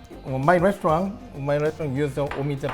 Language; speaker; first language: English; non-native, learner; Korean